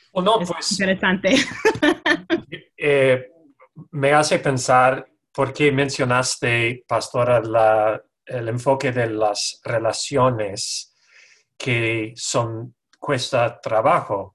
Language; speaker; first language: Spanish; non-native, fluent; English